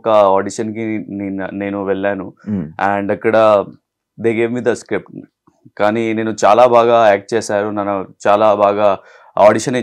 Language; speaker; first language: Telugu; non-native, local second language; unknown